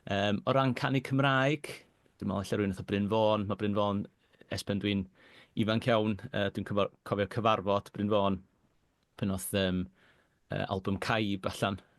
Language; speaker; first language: Welsh; native; Welsh